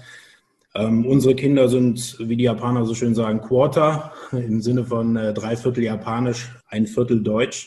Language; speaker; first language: German; native; German